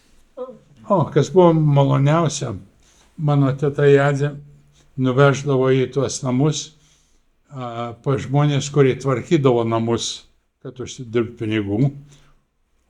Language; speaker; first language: Lithuanian; native; Lithuanian